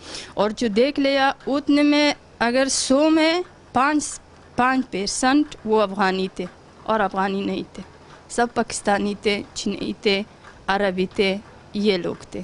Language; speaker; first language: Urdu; non-native, learner; Pashto